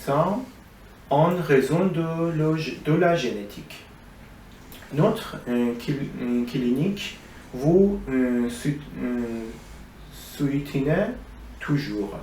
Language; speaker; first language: French; non-native, learner; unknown